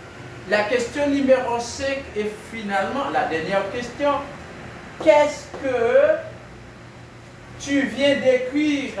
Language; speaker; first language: French; non-native, fluent; Spanish